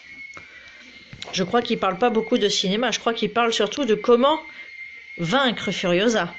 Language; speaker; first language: French; native; French